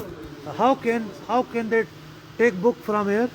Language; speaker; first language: English; non-native, learner; Urdu